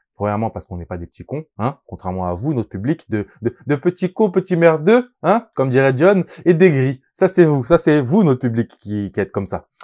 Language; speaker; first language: French; native; French